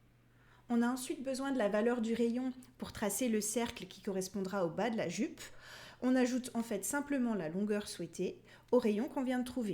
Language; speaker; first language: French; native; French